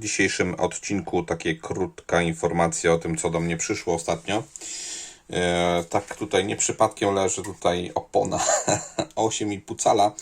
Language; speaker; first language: Polish; native; Polish